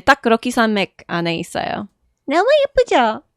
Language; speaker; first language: Korean; non-native, fluent; English